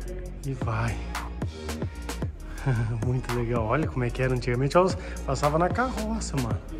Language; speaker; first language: Portuguese; native; Portuguese